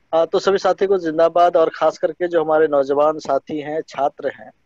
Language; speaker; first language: Hindi; native; Hindi